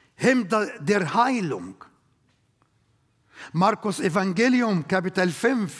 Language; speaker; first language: German; non-native, learner; Arabic